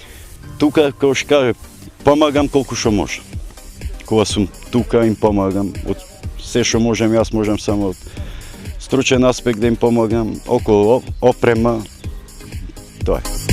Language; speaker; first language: Macedonian; native; Macedonian